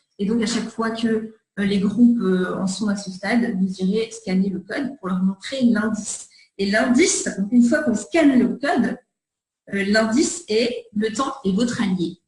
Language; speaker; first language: French; native; French